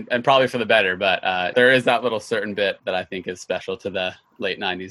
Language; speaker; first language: English; native; English